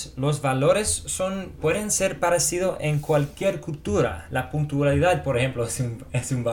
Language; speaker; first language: Spanish; non-native, fluent; English